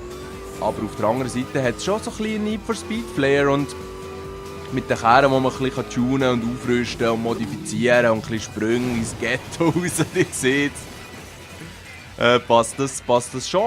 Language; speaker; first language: German; native; German